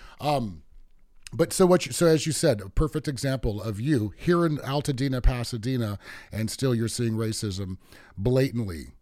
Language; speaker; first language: English; native; English